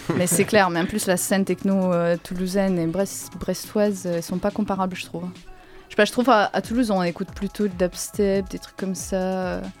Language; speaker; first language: French; non-native, fluent; Ukrainian